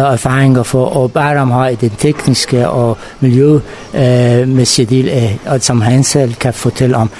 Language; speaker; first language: Danish; non-native, fluent; Persian